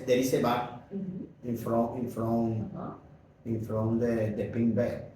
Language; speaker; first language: English; non-native, learner; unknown